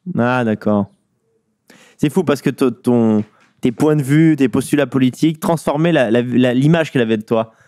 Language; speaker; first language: French; native; French